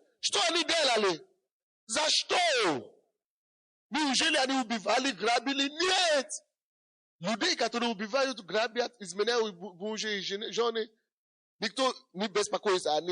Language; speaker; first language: Russian; non-native, fluent; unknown